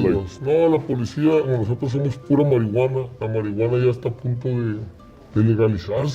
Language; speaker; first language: Spanish; native; Spanish